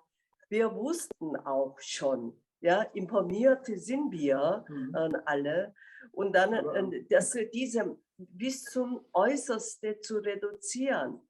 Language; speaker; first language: German; non-native, fluent; Korean